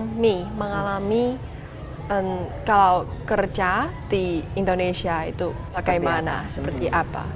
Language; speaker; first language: Indonesian; non-native, learner; Chinese